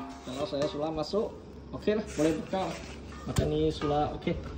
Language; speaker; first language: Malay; non-native, local second language; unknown